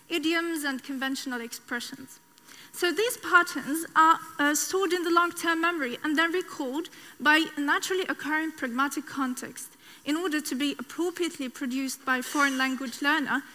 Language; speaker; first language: English; non-native, fluent; Arabic